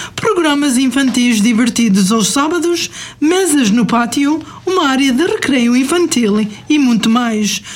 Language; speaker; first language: Portuguese; native; Portuguese